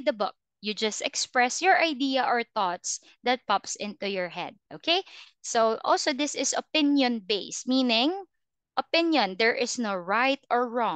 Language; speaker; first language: English; non-native, fluent; Filipino